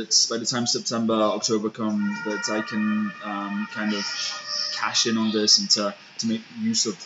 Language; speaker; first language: English; native; English